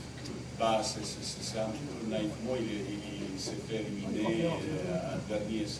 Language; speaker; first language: French; non-native, learner; Bosnian